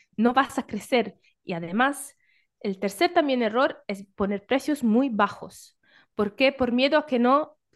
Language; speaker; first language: Spanish; non-native, fluent; Italian